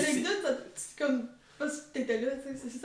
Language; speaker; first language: French; native; French